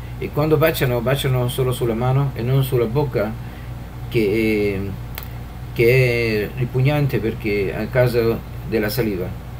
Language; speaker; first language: Italian; non-native, fluent; Hebrew